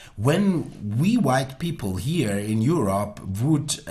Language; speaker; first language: English; non-native, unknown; Italian